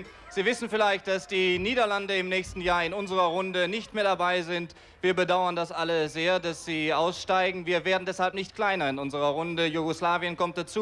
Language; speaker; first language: German; native; German